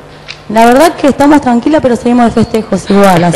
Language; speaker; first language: Spanish; native; Spanish